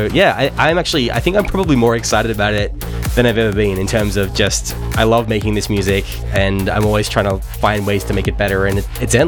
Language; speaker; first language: English; native; English